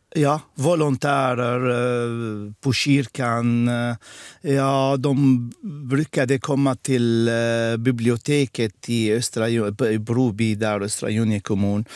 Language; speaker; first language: Swedish; non-native, fluent; Arabic